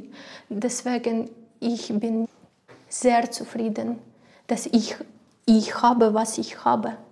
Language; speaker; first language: German; non-native, learner; Ukrainian